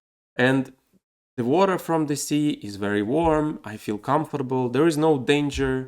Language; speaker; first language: English; non-native, fluent; Russian